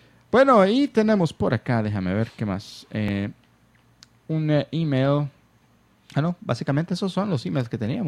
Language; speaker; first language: Spanish; native; Spanish